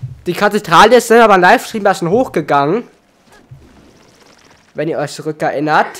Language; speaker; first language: German; native; German